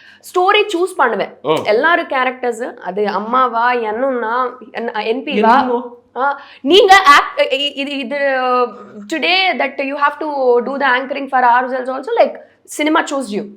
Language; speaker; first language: Tamil; non-native, learner; Telugu